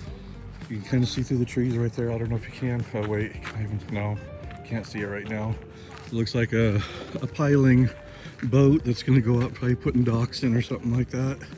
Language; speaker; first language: English; native; English